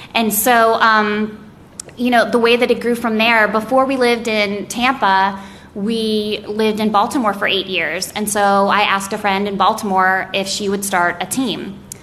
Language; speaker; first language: English; native; English